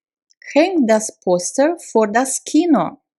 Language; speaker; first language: German; non-native, fluent; Russian